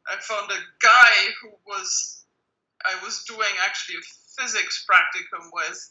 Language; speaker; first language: English; non-native, fluent; German